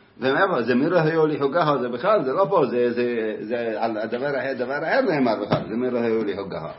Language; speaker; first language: Hebrew; native; Hebrew